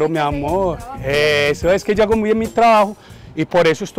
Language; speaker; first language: Spanish; native; Spanish